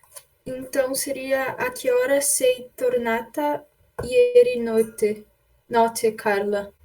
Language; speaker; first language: Italian; non-native, learner; Portuguese